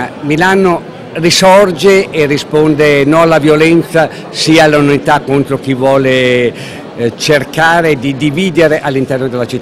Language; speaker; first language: Italian; native; Italian